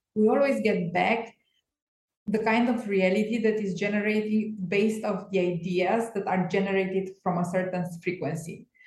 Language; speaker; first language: English; non-native, fluent; Romanian